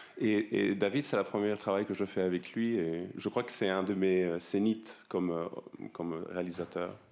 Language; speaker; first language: French; non-native, fluent; Spanish